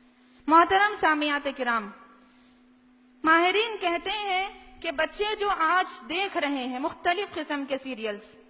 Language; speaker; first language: Urdu; native; Urdu